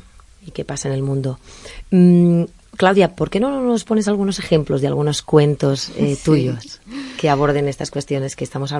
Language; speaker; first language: Spanish; native; Spanish